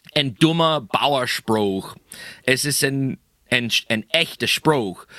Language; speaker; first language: German; non-native, fluent; English